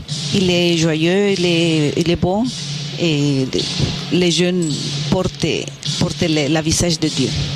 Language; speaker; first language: French; non-native, fluent; Spanish